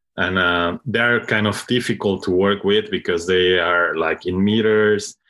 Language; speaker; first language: English; non-native, fluent; Spanish